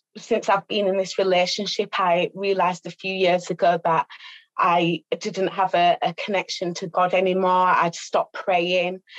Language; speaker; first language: English; native; English